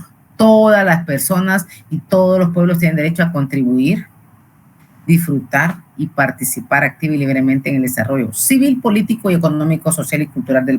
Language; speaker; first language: Spanish; native; Spanish